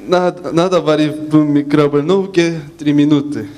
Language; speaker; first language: Russian; non-native, fluent; Korean